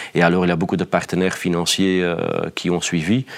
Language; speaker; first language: French; non-native, fluent; Dutch